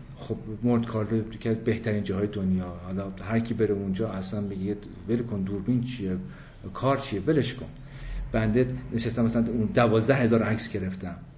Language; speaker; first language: Persian; early bilingual, other home language; English